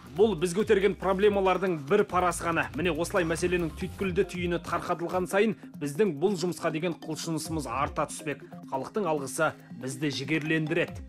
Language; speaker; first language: Kazakh; native; Kazakh